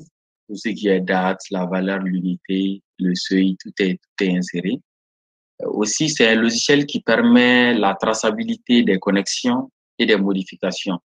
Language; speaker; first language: French; non-native, local second language; Bambara